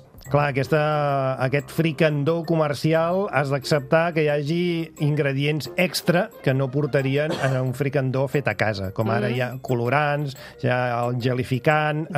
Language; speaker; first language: Catalan; native; Catalan